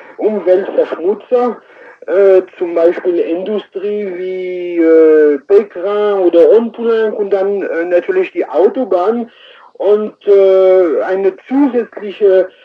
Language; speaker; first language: German; non-native, fluent; French